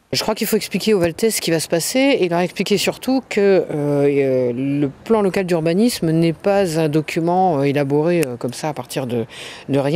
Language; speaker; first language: French; native; French